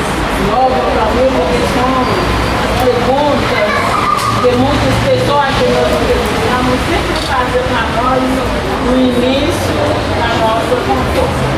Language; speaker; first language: Portuguese; non-native, learner; Haitian Creole